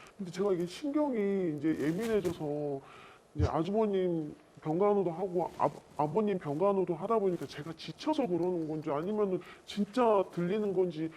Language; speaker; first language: Korean; native; Korean